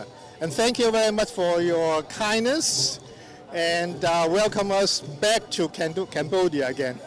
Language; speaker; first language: English; non-native, fluent; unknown